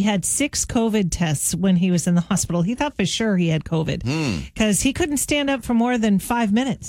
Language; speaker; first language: English; native; English